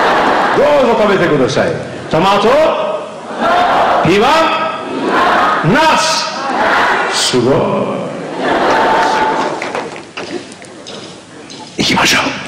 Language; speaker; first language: Japanese; non-native, learner; Turkish